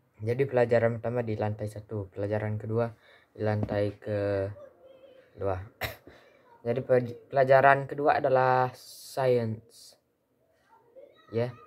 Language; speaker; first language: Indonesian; early bilingual, heritage; Indonesian